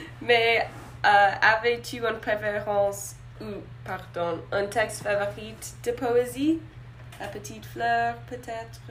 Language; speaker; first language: French; non-native, learner; English